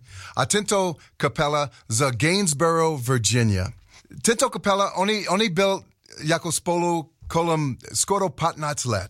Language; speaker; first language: Czech; non-native, learner; English